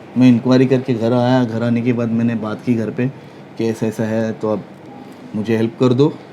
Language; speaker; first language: Hindi; non-native, local second language; Marathi